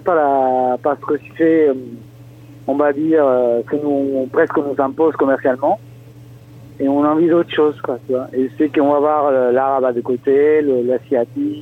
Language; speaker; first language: French; non-native, fluent; Spanish